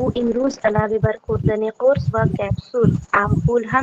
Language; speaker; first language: Persian; non-native, learner; Urdu